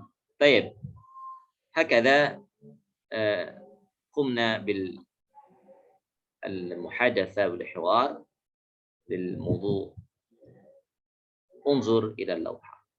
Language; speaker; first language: Arabic; non-native, fluent; Indonesian